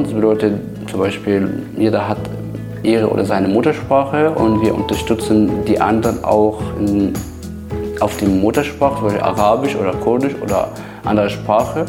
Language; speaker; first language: German; non-native, fluent; Arabic